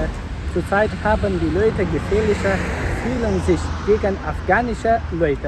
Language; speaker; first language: German; non-native, learner; Pashto